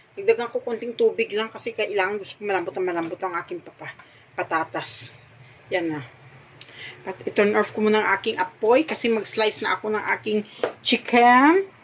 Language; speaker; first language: Filipino; non-native, local second language; Hiligaynon